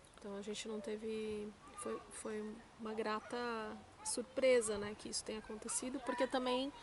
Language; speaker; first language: Portuguese; native; Portuguese